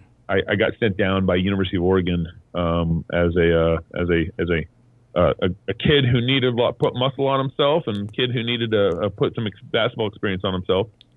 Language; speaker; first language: English; native; English